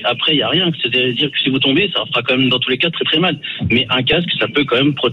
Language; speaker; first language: French; native; French